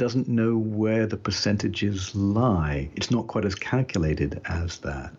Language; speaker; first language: English; native; English